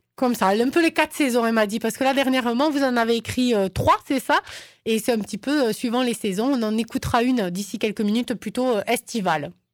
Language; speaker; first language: French; native; French